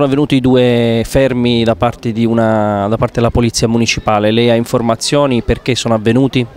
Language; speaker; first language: Italian; native; Italian